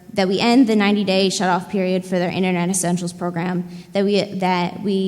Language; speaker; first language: English; native; English